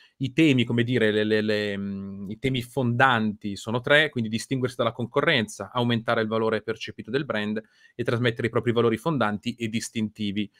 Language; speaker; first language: Italian; native; Italian